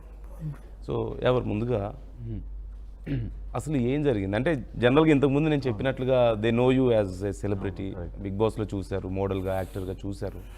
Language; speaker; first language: Telugu; native; Telugu